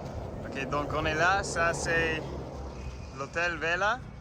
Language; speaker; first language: French; non-native, learner; English